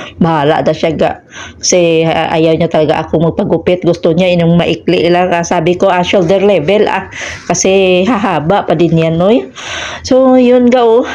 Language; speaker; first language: Filipino; native; Filipino